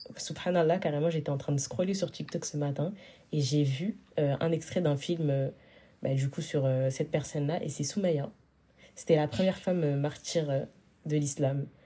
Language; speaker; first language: French; early bilingual, other home language; Wolof